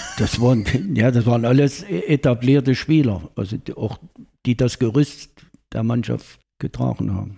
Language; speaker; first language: German; native; German